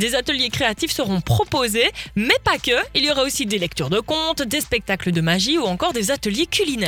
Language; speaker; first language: French; native; French